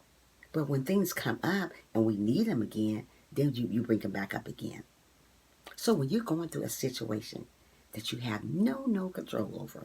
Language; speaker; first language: English; native; English